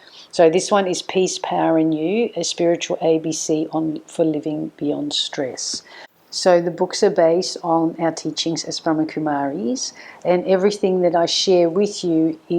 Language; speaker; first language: English; native; English